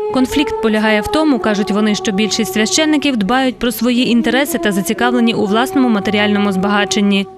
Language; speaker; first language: Ukrainian; native; Ukrainian